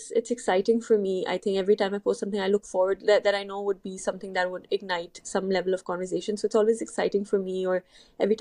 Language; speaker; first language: English; non-native, local second language; Urdu